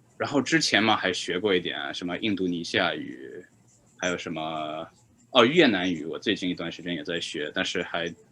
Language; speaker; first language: Chinese; native; Chinese